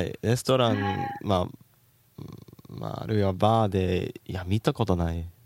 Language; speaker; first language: Japanese; non-native, fluent; English